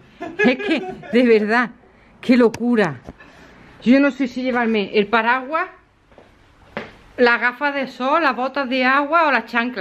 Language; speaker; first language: Spanish; native; Spanish